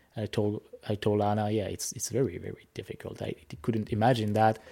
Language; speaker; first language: English; non-native, fluent; French